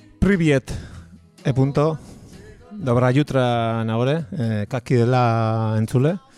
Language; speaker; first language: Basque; native; Basque